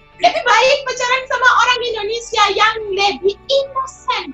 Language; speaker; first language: Indonesian; non-native, fluent; Shona